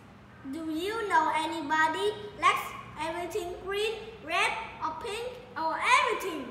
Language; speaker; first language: English; non-native, learner; Vietnamese